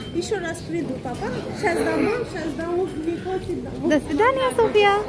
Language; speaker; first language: Russian; non-native, learner; Bangla